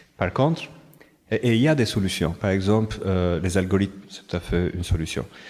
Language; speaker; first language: French; non-native, fluent; Albanian